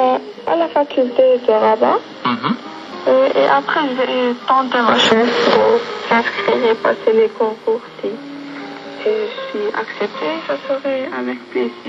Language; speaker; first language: French; non-native, local second language; Arabic